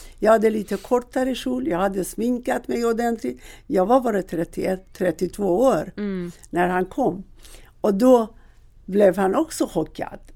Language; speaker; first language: Swedish; non-native, fluent; Persian